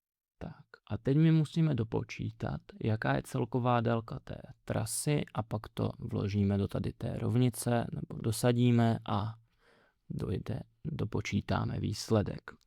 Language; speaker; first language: Czech; native; Czech